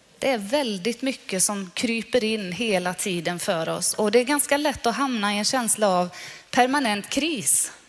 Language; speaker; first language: Swedish; non-native, fluent; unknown